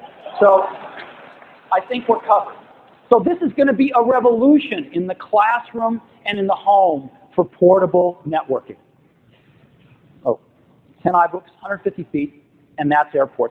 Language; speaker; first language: English; native; English